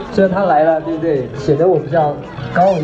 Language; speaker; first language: Chinese; native; Chinese